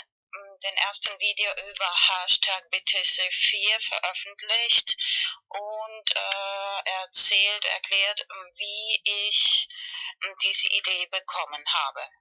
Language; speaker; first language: German; non-native, learner; Spanish